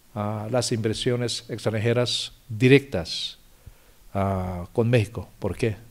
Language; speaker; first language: Spanish; non-native, fluent; Korean